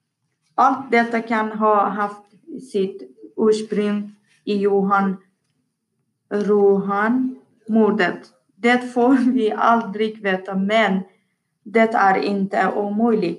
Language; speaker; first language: Swedish; non-native, learner; Persian